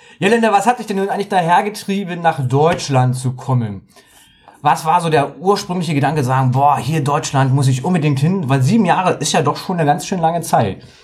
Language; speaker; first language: German; native; German